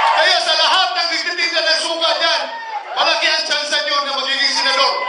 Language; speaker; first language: Filipino; non-native, local second language; Cebuano